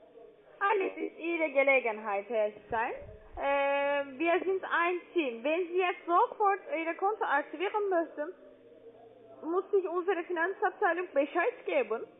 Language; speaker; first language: German; non-native, learner; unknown